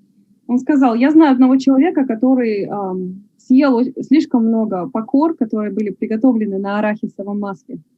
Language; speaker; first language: Russian; native; Russian